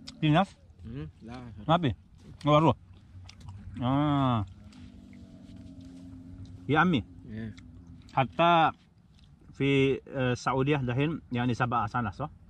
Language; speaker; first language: Arabic; non-native, learner; Indonesian